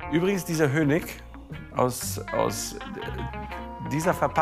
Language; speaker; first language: German; native; German